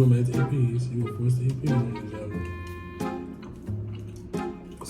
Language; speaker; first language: English; native; English